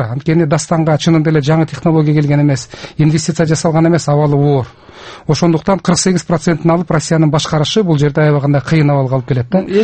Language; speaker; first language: Kyrgyz; native; Kyrgyz